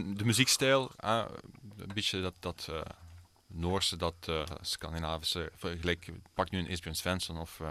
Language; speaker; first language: Dutch; early bilingual, other home language; Swedish